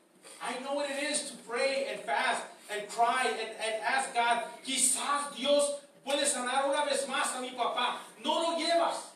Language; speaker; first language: Spanish; early bilingual, heritage; Spanish